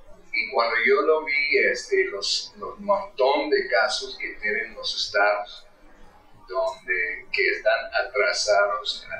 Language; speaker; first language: Spanish; non-native, fluent; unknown